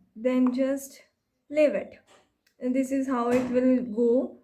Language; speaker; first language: English; non-native, local second language; Hindi